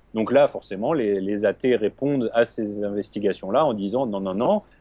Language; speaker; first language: French; native; French